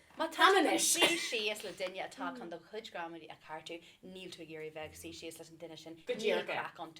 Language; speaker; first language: Irish; non-native, local second language; English